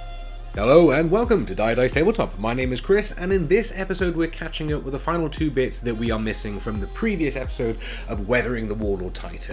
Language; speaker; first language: English; native; English